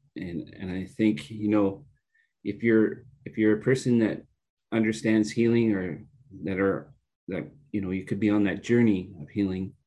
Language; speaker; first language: English; native; English